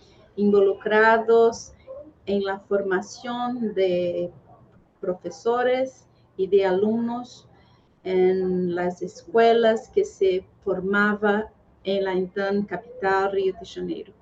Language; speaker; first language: Spanish; non-native, fluent; Portuguese